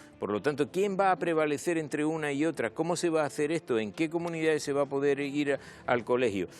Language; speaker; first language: Spanish; native; Spanish